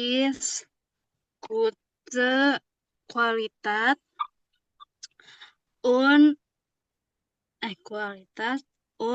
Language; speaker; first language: German; non-native, learner; Indonesian